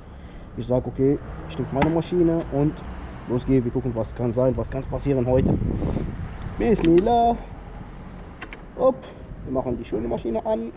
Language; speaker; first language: German; non-native, learner; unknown